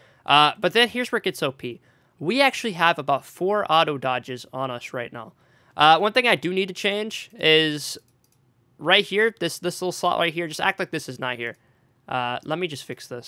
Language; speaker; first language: English; native; English